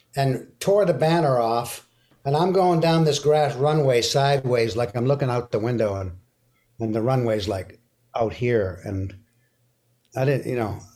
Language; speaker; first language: English; early bilingual, other home language; French